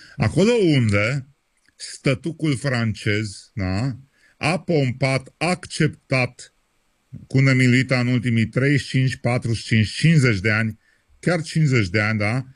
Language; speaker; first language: Romanian; native; Romanian